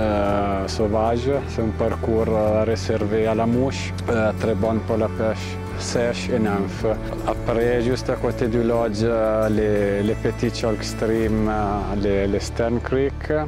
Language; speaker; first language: French; non-native, fluent; Italian